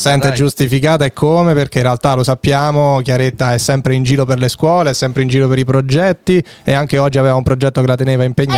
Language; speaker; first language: Italian; native; Italian